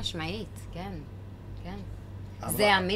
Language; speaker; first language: Hebrew; native; Hebrew